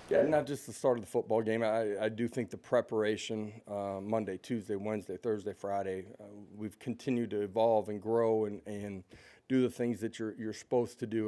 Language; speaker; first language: English; native; English